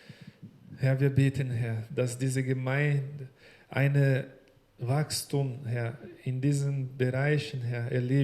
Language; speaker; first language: German; non-native, learner; Portuguese